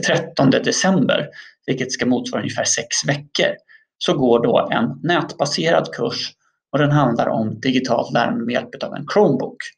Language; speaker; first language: Swedish; native; Swedish